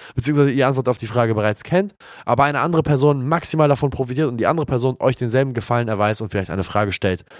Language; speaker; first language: German; native; German